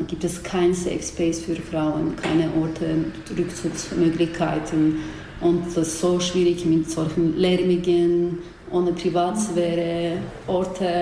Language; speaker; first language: German; non-native, learner; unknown